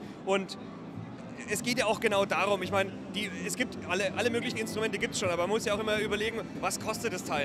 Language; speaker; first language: German; native; German